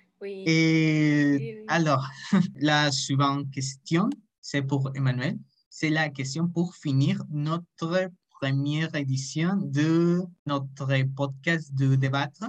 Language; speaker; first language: French; non-native, learner; Spanish